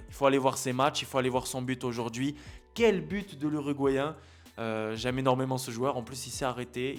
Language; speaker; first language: French; native; French